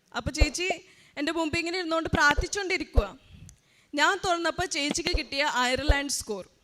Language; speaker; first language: Malayalam; early bilingual, heritage; Malayalam